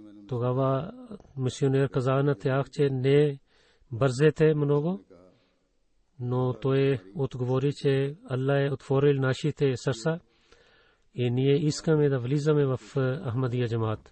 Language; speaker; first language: Bulgarian; non-native, fluent; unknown